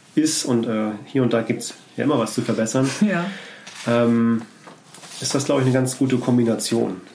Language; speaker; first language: German; native; German